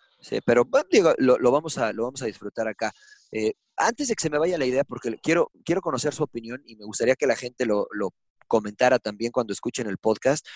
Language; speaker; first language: Spanish; early bilingual, heritage; Spanish